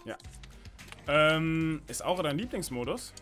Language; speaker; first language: German; native; German